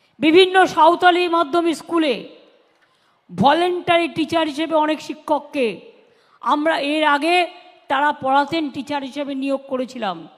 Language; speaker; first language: Bangla; native; Bangla